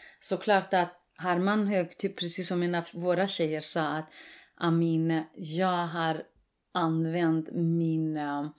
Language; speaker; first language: Swedish; non-native, fluent; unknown